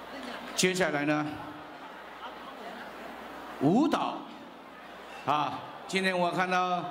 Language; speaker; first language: Chinese; early bilingual, heritage; Chinese